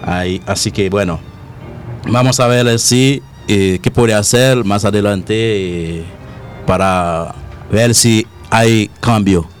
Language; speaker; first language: Spanish; non-native, learner; Haitian Creole